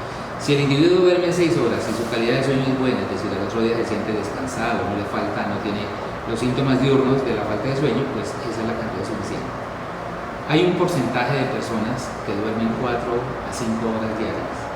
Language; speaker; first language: Spanish; native; Spanish